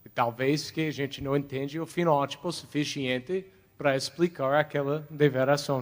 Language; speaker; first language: Portuguese; non-native, fluent; English